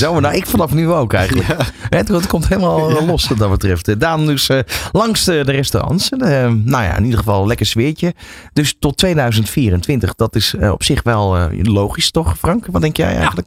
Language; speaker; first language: Dutch; native; Dutch